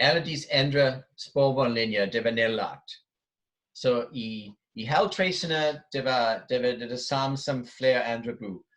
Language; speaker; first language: Danish; non-native, fluent; English